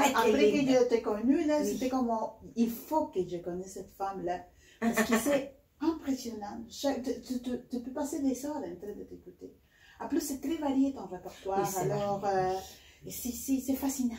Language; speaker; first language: French; non-native, fluent; Spanish